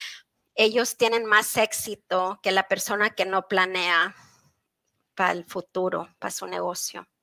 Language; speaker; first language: Spanish; early bilingual, heritage; Spanish